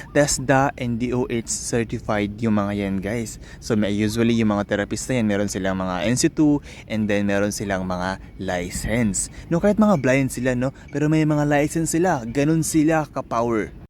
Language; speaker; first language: Filipino; non-native, local second language; Cebuano